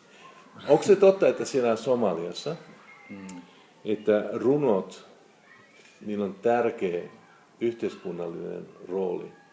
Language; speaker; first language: Finnish; non-native, fluent; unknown